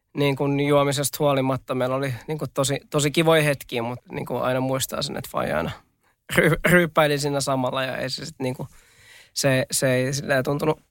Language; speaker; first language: Finnish; native; Finnish